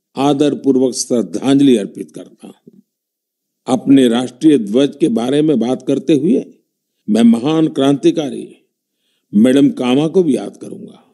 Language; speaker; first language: Hindi; non-native, local second language; Gujarati